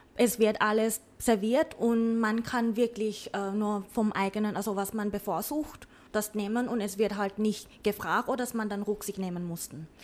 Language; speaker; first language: German; non-native, learner; Thai